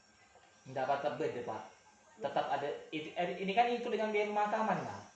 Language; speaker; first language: Malay; native; Malay